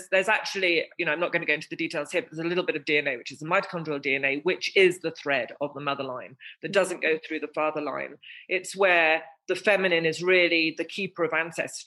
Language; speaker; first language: English; native; English